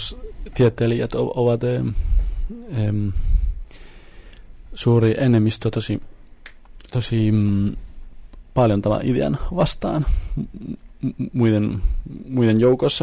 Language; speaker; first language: Finnish; non-native, fluent; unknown